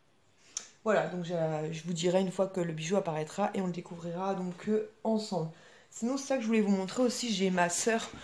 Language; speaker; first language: French; native; French